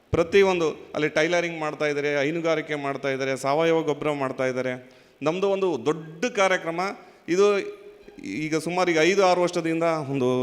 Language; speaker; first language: Kannada; native; Kannada